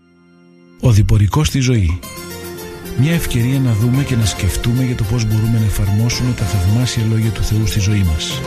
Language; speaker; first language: Greek; native; Greek